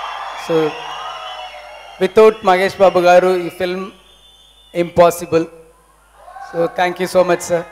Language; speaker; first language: Telugu; non-native, learner; Tamil